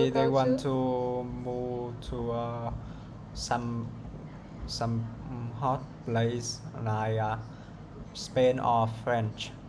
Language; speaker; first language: English; non-native, learner; Vietnamese